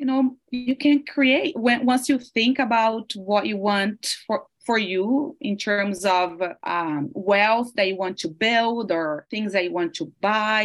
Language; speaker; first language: English; non-native, fluent; Portuguese